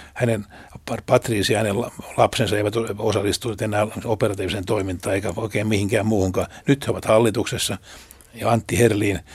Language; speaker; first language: Finnish; native; Finnish